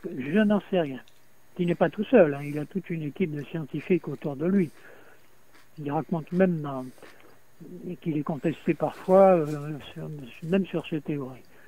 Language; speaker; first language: French; native; French